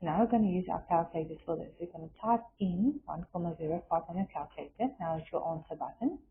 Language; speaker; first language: English; non-native, local second language; Afrikaans